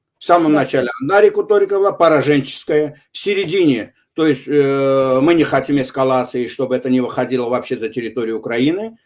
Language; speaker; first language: Russian; non-native, local second language; Azerbaijani